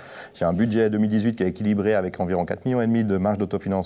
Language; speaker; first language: French; native; French